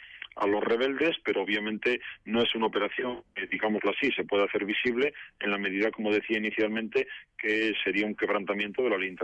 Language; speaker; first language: Spanish; native; Spanish